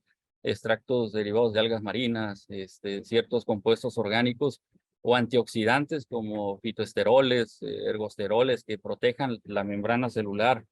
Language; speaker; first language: Spanish; native; Spanish